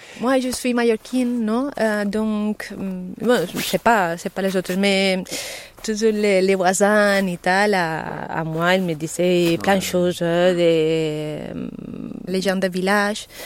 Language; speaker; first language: French; non-native, fluent; Catalan